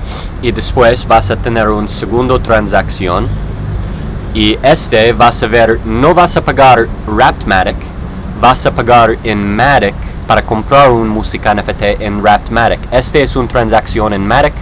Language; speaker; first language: Spanish; non-native, learner; English